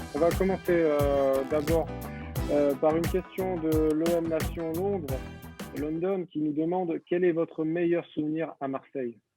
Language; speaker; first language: French; native; French